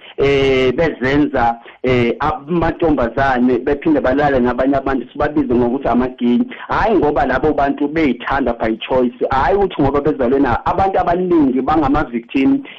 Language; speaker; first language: Zulu; native; Zulu